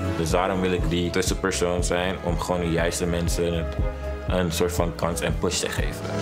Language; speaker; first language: Dutch; non-native, local second language; English